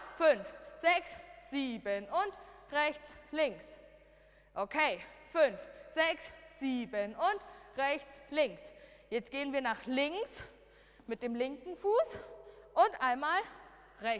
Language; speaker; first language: German; native; German